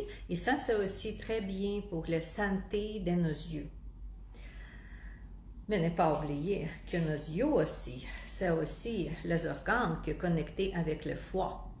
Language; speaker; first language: French; non-native, fluent; Russian